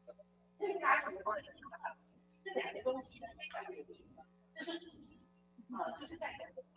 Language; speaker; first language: Chinese; native; Chinese